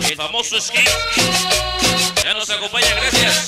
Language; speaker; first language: Spanish; native; Spanish